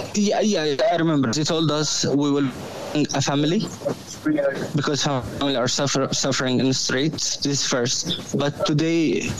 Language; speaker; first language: English; non-native, learner; Arabic